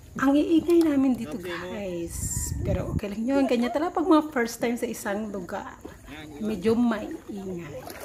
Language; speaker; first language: Filipino; non-native, local second language; Bikol